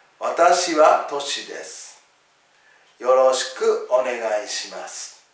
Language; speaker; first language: Japanese; native; Japanese